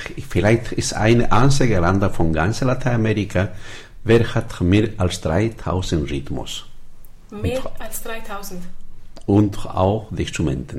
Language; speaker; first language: German; non-native, learner; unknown